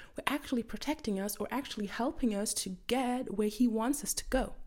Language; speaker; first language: English; non-native, fluent; German